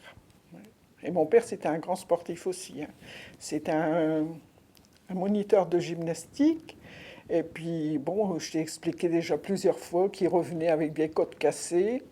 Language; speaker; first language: French; native; French